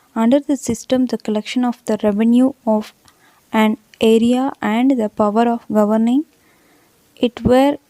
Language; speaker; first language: English; non-native, local second language; Tamil